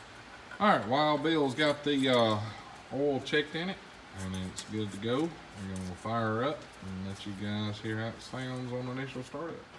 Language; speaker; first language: English; native; English